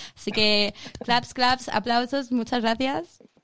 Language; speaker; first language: Spanish; non-native, learner; Chinese